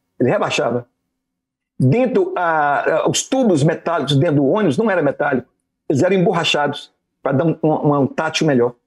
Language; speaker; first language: Portuguese; native; Portuguese